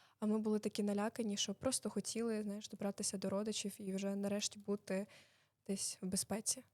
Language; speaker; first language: Ukrainian; non-native, local second language; Russian